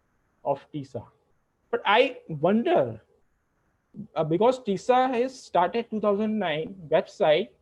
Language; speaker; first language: English; non-native, local second language; Gujarati